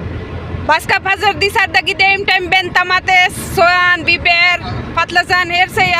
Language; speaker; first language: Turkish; non-native, learner; Gujarati